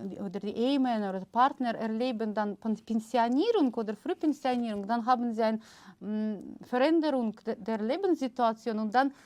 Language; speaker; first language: German; non-native, fluent; Russian